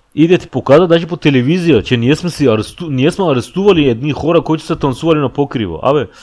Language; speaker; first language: Bulgarian; non-native, fluent; Persian